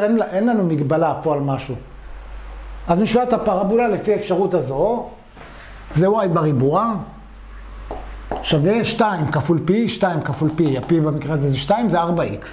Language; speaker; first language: Hebrew; native; Hebrew